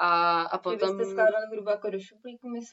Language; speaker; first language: Czech; native; Czech